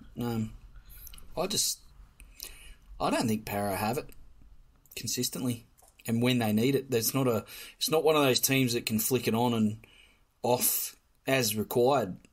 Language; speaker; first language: English; native; English